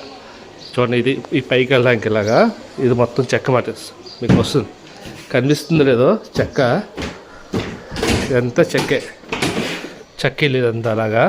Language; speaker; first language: Telugu; native; Telugu